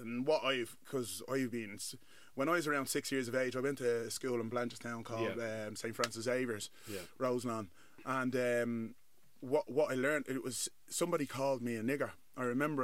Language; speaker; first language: English; native; English